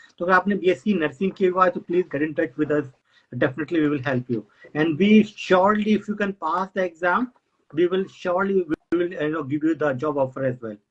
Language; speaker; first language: Hindi; native; Hindi